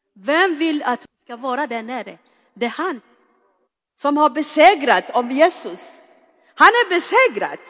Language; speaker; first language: Swedish; non-native, fluent; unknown